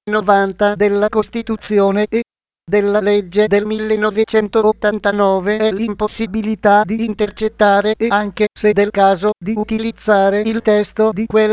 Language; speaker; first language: Italian; native; Italian